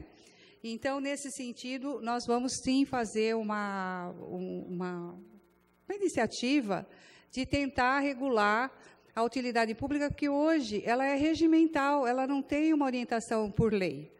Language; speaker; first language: Portuguese; native; Portuguese